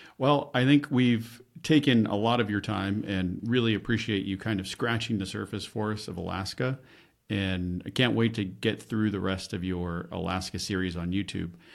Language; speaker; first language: English; native; English